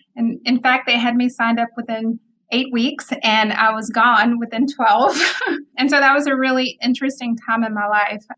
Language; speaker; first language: English; native; English